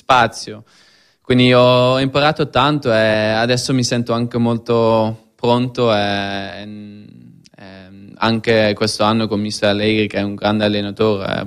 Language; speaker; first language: Italian; non-native, fluent; Dutch